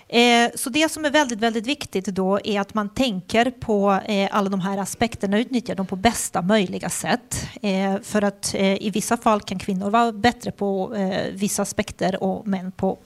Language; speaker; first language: Swedish; non-native, fluent; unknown